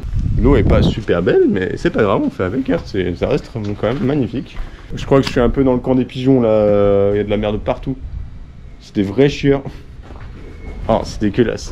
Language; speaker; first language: French; native; French